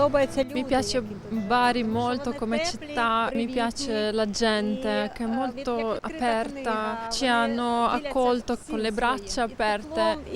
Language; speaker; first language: Italian; non-native, fluent; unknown